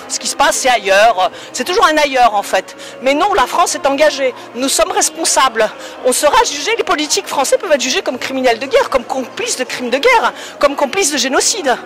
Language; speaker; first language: French; non-native, fluent; Polish